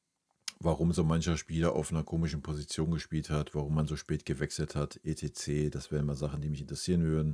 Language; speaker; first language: German; native; German